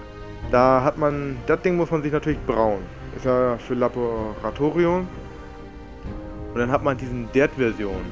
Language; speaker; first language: German; native; German